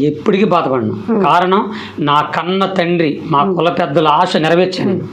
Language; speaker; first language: Telugu; non-native, local second language; Koya